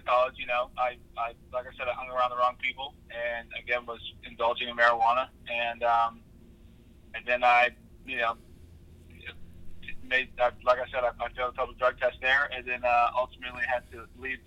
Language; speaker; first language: English; native; English